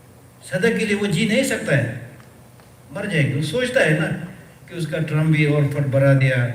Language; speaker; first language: Hindi; early bilingual, other home language; Tibetan